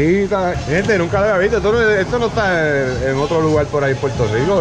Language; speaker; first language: Spanish; native; Spanish